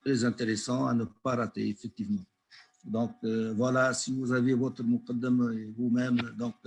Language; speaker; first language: French; non-native, local second language; Arabic